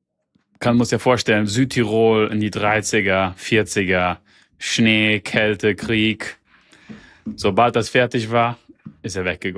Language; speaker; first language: German; early bilingual, heritage; German